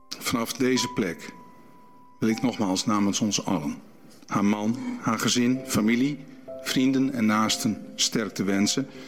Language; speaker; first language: Dutch; native; Dutch